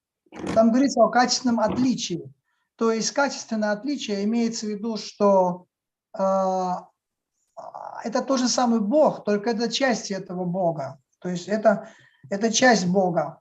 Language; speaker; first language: Russian; native; Russian